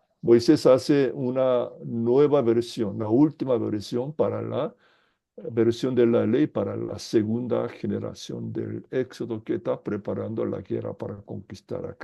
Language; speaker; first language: Spanish; non-native, fluent; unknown